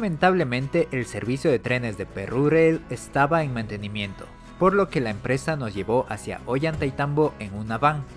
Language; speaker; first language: Spanish; native; Spanish